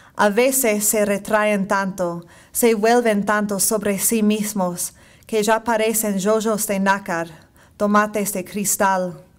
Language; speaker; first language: Spanish; non-native, fluent; English